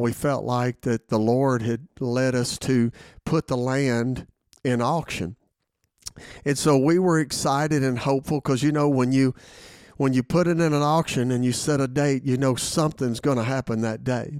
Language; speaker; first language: English; native; English